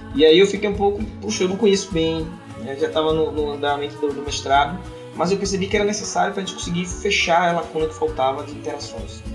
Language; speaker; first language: Portuguese; native; Portuguese